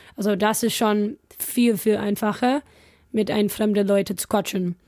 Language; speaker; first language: German; non-native, learner; English